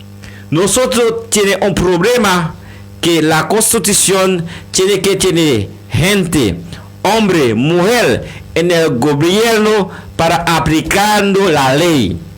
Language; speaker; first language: Spanish; non-native, learner; Haitian Creole